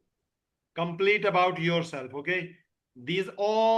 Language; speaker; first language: English; non-native, fluent; Urdu